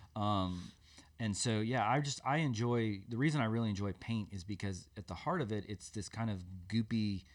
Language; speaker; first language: English; native; English